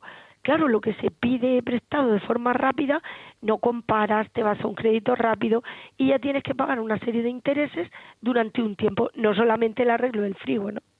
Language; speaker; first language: Spanish; native; Spanish